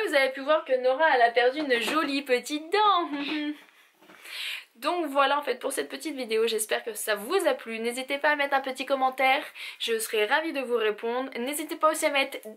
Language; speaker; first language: French; native; French